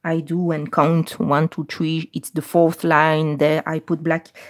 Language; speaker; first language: English; non-native, fluent; French